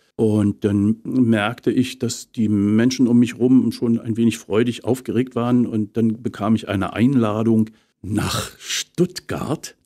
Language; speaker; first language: German; native; German